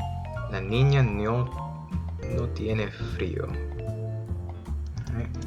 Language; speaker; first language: Spanish; early bilingual, heritage; Spanish